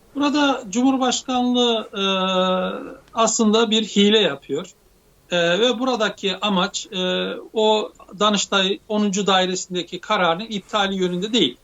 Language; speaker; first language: Turkish; native; Turkish